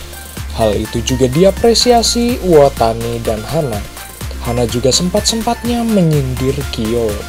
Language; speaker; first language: Indonesian; native; Indonesian